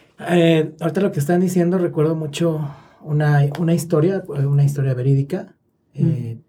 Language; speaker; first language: Spanish; native; Spanish